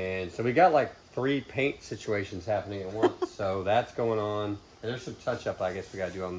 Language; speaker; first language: English; native; English